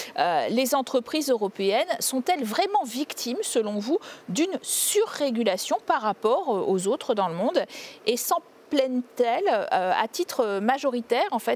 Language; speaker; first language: French; native; French